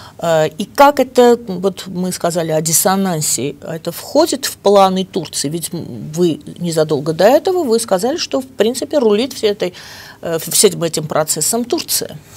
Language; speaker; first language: Russian; non-native, local second language; Armenian